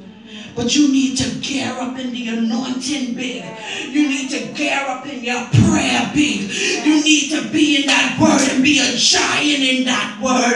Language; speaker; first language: English; native; English